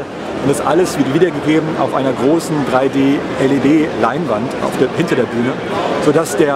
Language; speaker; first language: German; native; German